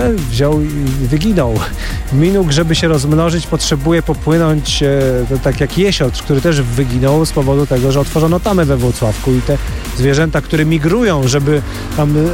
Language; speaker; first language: Polish; native; Polish